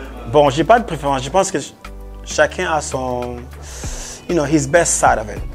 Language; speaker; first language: French; non-native, local second language; Lingala